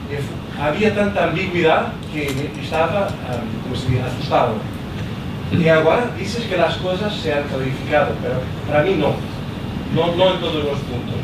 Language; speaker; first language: Spanish; non-native, learner; Portuguese